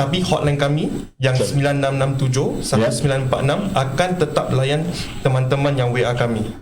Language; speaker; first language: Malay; non-native, local second language; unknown